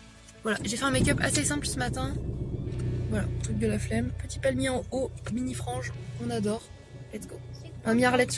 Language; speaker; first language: French; native; French